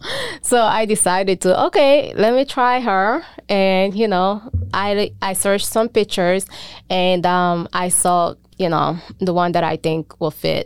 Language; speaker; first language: English; non-native, fluent; Mandingo